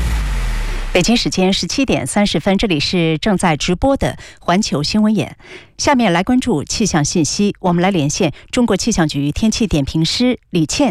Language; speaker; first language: Chinese; native; Chinese